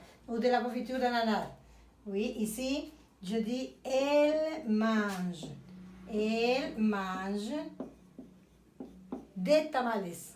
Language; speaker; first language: French; non-native, fluent; Spanish